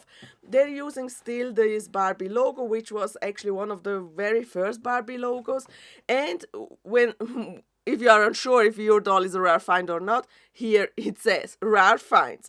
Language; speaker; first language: English; non-native, fluent; German